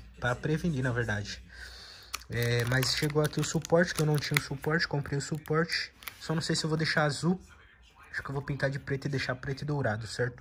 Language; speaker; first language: Portuguese; native; Portuguese